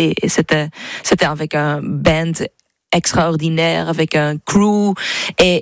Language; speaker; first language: French; non-native, learner; English